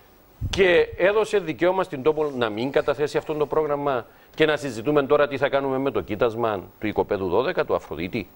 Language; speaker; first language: Greek; native; Greek